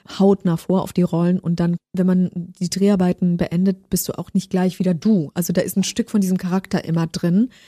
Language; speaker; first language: German; early bilingual, other home language; Polish